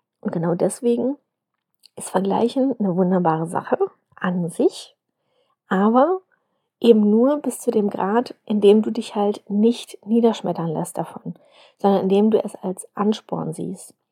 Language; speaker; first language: German; native; German